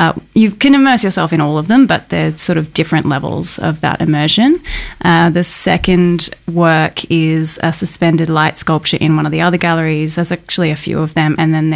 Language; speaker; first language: English; native; English